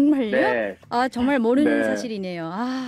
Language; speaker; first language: Korean; native; Korean